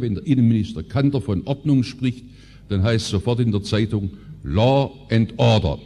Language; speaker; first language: German; native; German